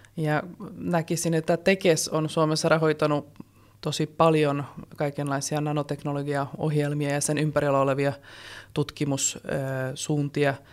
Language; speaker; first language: Finnish; non-native, fluent; Czech